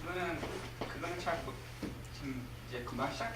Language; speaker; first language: Korean; early bilingual, heritage; English